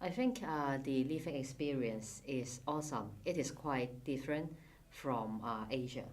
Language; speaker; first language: English; non-native, fluent; Cantonese